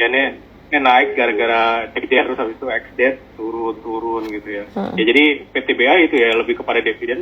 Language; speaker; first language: Indonesian; native; Indonesian